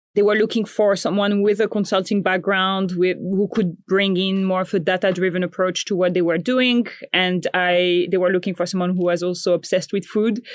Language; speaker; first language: English; non-native, fluent; French